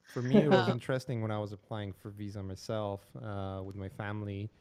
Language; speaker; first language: English; non-native, fluent; Polish